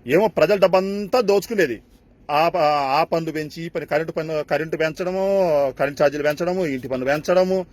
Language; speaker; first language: Telugu; native; Telugu